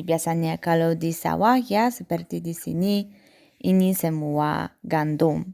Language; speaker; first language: Indonesian; non-native, fluent; Polish